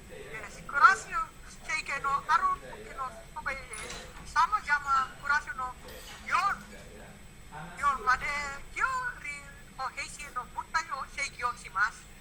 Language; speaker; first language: Japanese; non-native, learner; Indonesian